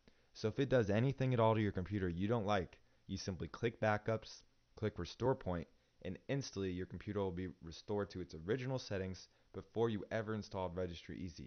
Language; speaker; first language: English; native; English